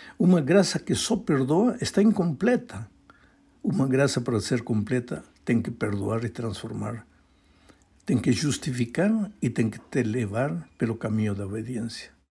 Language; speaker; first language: Portuguese; non-native, fluent; Spanish